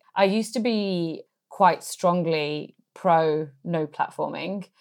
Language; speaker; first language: English; native; English